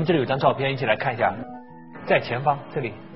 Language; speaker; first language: Chinese; native; Chinese